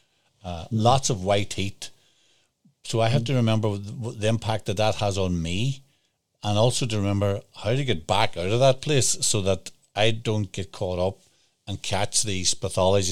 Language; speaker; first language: English; native; English